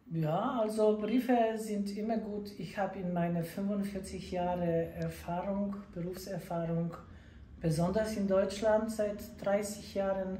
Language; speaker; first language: German; non-native, fluent; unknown